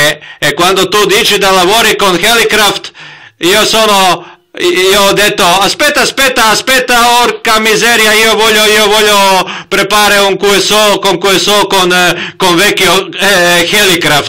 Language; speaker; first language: Italian; non-native, learner; Croatian